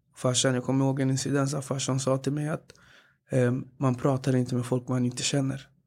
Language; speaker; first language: Swedish; early bilingual, other home language; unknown